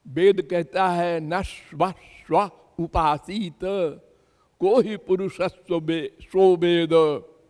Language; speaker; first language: Hindi; native; Hindi